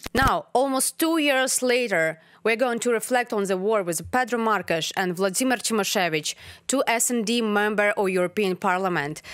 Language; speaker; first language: English; non-native, fluent; Ukrainian